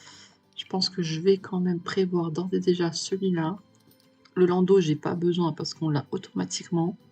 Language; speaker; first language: French; native; French